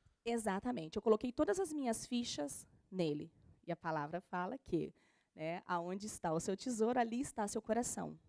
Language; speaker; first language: Portuguese; native; Portuguese